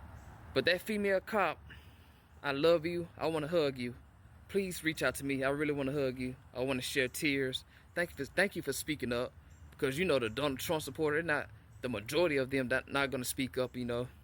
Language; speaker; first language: English; native; English